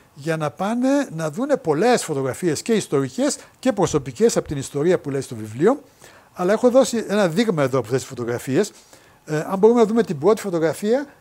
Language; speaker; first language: Greek; native; Greek